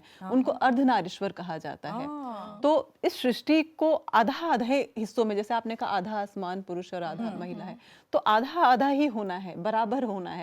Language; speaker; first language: Hindi; native; Hindi